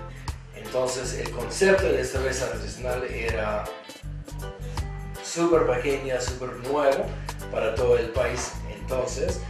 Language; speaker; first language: Spanish; non-native, fluent; English